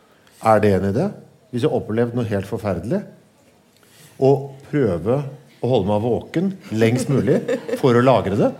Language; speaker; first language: Norwegian; native; Norwegian